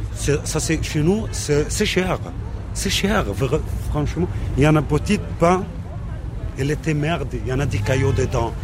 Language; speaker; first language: French; non-native, fluent; Arabic